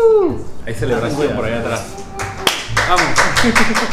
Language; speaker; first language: Spanish; native; Spanish